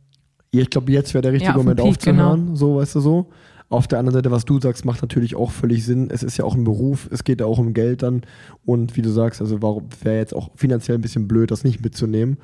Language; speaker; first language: German; native; German